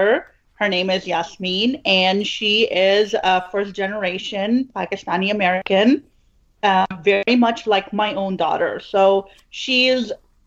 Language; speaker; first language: English; non-native, local second language; Urdu